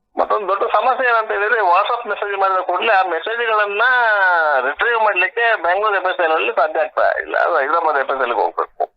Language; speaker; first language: Kannada; native; Kannada